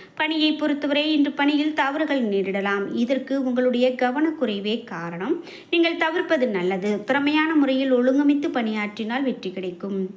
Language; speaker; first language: Tamil; native; Tamil